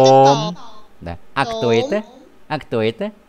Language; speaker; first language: Russian; non-native, fluent; Vietnamese